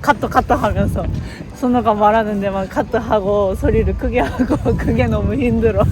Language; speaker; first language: Korean; non-native, fluent; Japanese